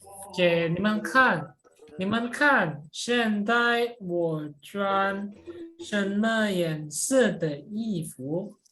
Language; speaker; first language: Chinese; non-native, fluent; Indonesian